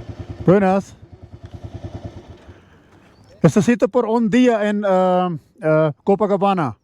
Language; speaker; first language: Spanish; non-native, learner; Urdu